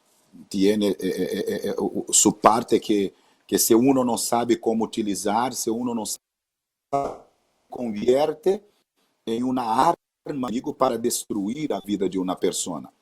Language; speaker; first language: Spanish; non-native, fluent; Portuguese